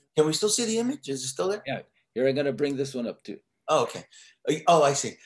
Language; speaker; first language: English; native; English